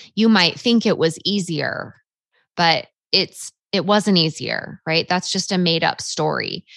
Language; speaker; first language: English; native; English